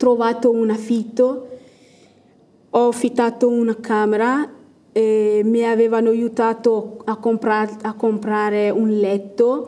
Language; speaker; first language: Italian; non-native, learner; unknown